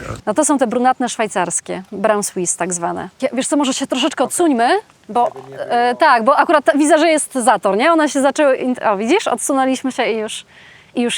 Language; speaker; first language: Polish; native; Polish